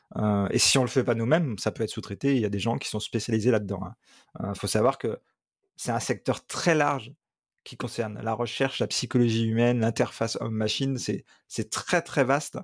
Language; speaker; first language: French; native; French